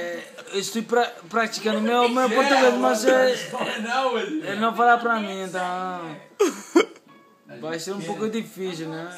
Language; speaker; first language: Portuguese; non-native, learner; Spanish